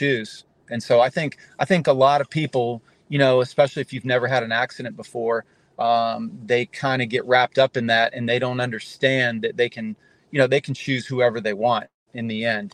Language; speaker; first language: English; native; English